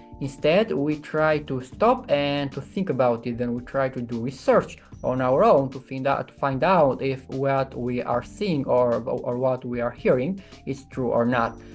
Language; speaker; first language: English; non-native, fluent; Albanian